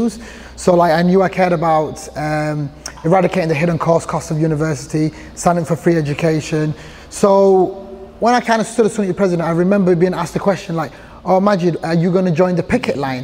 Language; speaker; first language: English; early bilingual, other home language; Somali